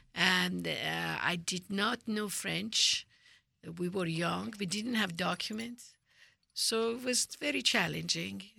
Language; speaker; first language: English; non-native, fluent; Persian